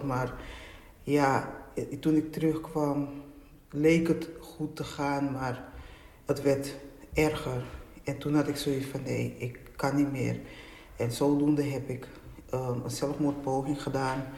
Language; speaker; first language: Dutch; native; Dutch